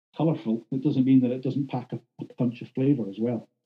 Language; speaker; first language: English; native; English